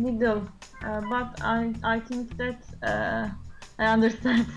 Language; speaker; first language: English; non-native, learner; Turkish